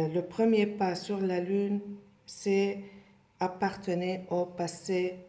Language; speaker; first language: French; non-native, local second language; Arabic